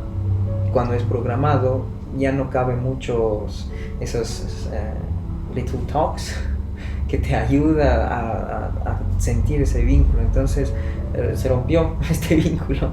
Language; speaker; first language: Spanish; non-native, fluent; Persian